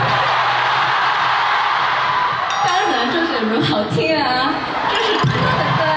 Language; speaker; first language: Chinese; non-native, learner; Korean